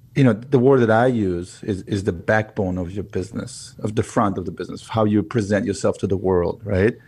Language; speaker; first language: English; non-native, fluent; Hebrew